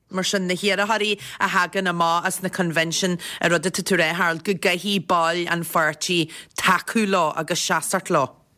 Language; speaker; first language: Irish; native; Irish